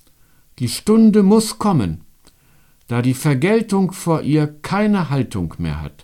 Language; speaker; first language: German; native; German